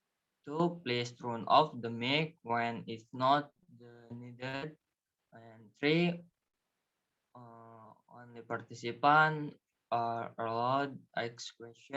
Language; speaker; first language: English; non-native, learner; Indonesian